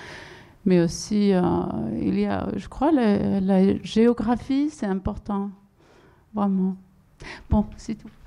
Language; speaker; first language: French; non-native, fluent; Swedish